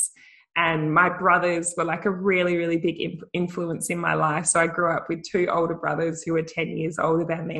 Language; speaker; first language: English; native; English